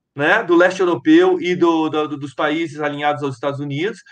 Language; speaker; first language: Portuguese; native; Portuguese